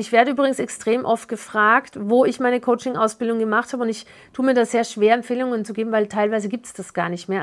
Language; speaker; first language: German; native; German